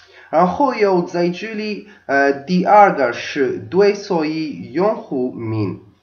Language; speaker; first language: Chinese; non-native, learner; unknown